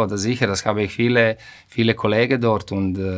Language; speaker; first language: German; non-native, fluent; Croatian